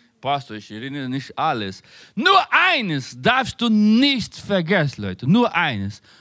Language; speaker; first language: German; non-native, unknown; Spanish